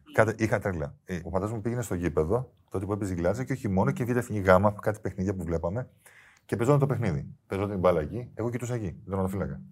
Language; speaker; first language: Greek; native; Greek